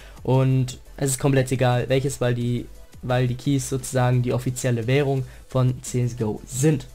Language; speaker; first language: German; native; German